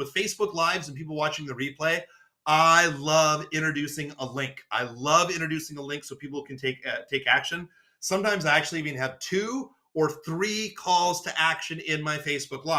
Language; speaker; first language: English; native; English